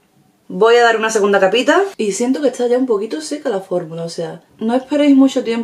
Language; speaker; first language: Spanish; native; Spanish